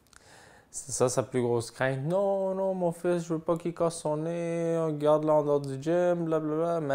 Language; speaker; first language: French; native; French